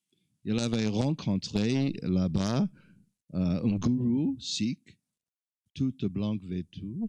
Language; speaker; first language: French; non-native, learner; English